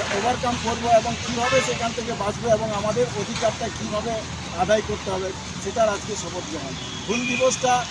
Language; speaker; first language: Bangla; non-native, local second language; Santali